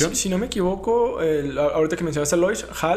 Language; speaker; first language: Spanish; native; Spanish